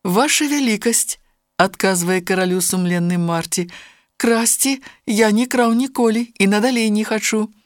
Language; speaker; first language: Belarusian; native; Belarusian